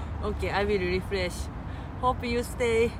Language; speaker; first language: English; non-native, fluent; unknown